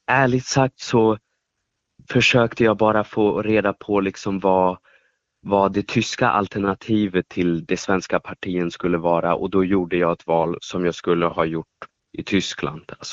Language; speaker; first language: Swedish; non-native, fluent; German